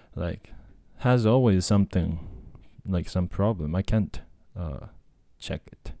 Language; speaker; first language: English; non-native, fluent; Japanese